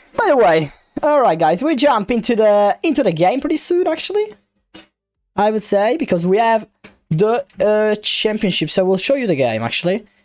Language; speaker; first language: English; non-native, fluent; Italian